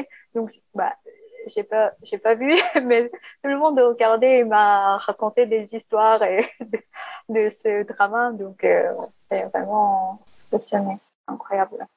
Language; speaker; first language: French; non-native, learner; Korean